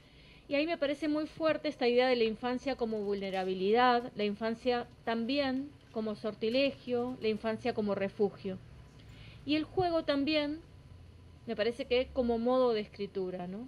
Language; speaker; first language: Spanish; native; Spanish